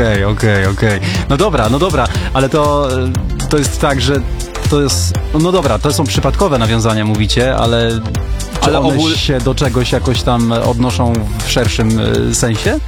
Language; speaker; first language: Polish; native; Polish